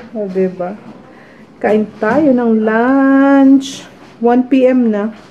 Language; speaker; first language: Filipino; native; Filipino